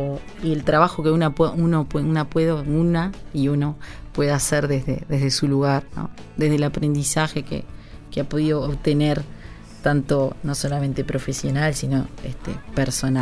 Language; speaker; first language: Spanish; native; Spanish